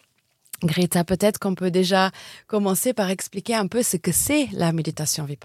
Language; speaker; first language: French; non-native, local second language; Luxembourgish